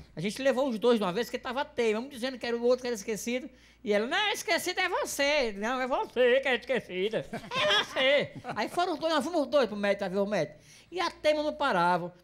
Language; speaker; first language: Portuguese; native; Portuguese